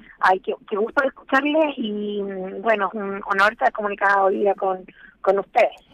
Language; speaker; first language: Spanish; native; Spanish